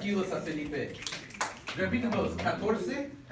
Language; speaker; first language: Spanish; non-native, fluent; English